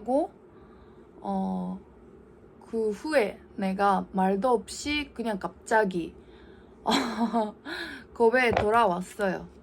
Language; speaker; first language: Korean; non-native, learner; Japanese